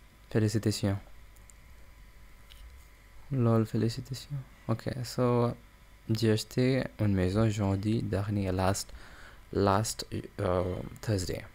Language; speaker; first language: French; non-native, learner; English